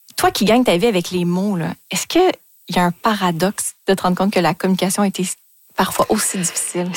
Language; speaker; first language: French; native; French